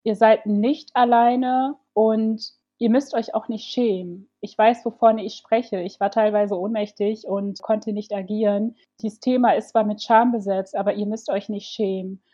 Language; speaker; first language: German; early bilingual, other home language; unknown